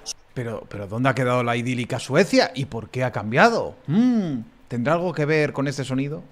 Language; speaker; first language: Spanish; native; Spanish